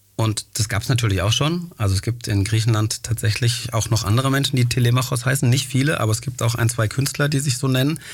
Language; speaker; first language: German; early bilingual, other home language; Greek